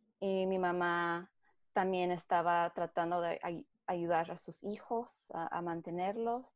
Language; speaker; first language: Spanish; early bilingual, heritage; Spanish